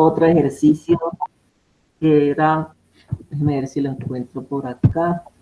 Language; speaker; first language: Spanish; native; Spanish